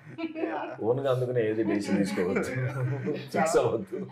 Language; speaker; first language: Telugu; native; Telugu